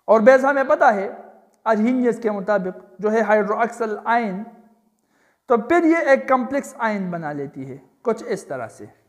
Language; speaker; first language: Urdu; non-native, local second language; Pashto